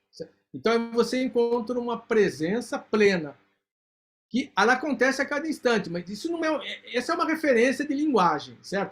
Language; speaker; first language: Portuguese; native; Portuguese